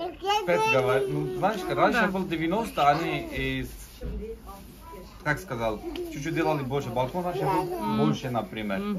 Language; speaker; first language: Russian; non-native, learner; Turkish